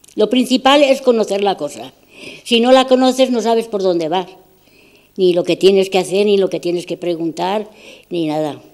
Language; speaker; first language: Spanish; native; Spanish